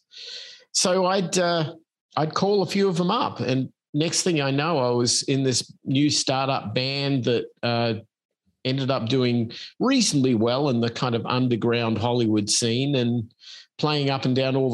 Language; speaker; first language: English; native; English